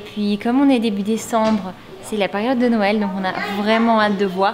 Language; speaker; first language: French; native; French